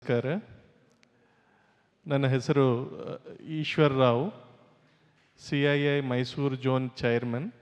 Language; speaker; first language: Kannada; non-native, local second language; Telugu